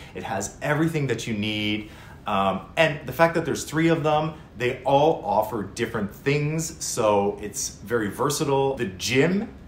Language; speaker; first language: English; native; English